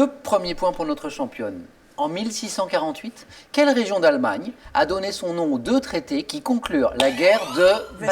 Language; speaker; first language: French; native; French